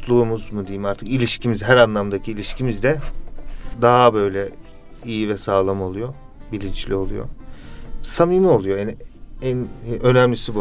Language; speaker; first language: Turkish; native; Turkish